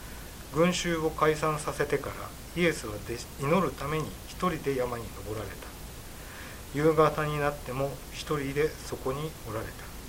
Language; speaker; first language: Japanese; native; Japanese